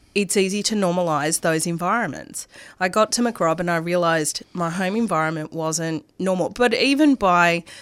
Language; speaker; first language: English; non-native, local second language; Arabic